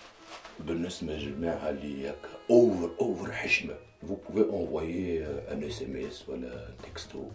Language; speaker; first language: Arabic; native; Arabic